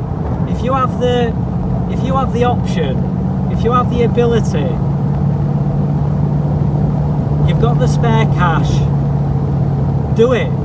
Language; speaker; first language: English; native; English